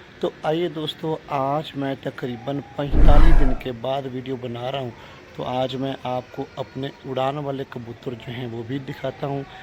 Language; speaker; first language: Urdu; non-native, local second language; Punjabi